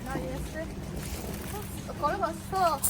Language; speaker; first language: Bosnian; non-native, learner; Chinese